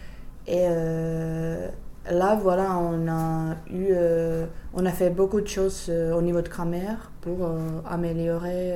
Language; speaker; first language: French; non-native, fluent; Finnish